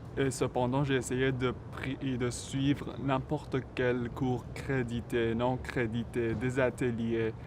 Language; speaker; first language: French; non-native, fluent; Persian